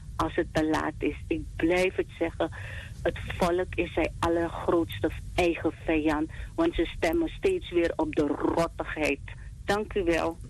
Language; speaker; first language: Dutch; native; Dutch